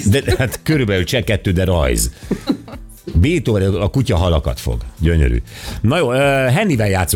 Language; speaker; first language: Hungarian; native; Hungarian